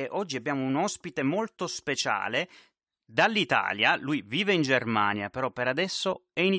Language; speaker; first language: Italian; early bilingual, heritage; Italian